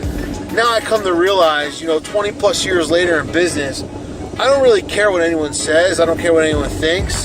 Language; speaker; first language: English; native; English